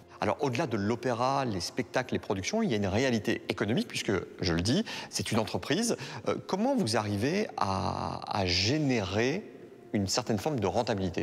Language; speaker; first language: French; native; French